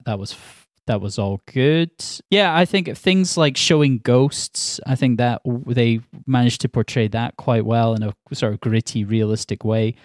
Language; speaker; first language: English; native; English